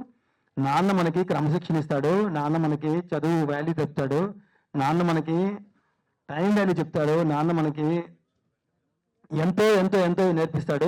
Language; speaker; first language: Telugu; native; Telugu